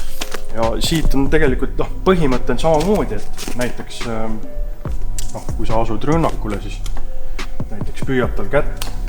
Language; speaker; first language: Estonian; native; Estonian